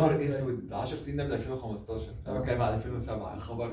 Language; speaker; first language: Arabic; native; Arabic